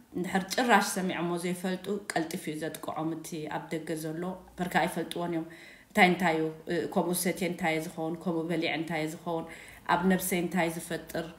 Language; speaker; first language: Tigrinya; native; Tigrinya